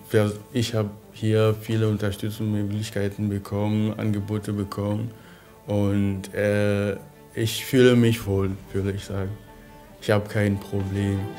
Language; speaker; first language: German; non-native, fluent; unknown